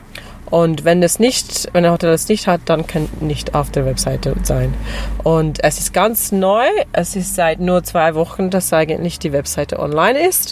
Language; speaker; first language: German; non-native, fluent; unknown